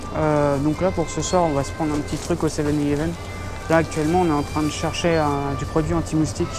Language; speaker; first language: French; native; French